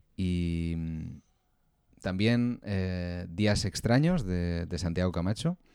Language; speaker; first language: Spanish; native; Spanish